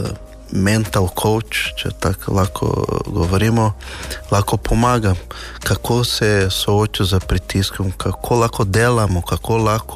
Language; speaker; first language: Slovenian; non-native, learner; Portuguese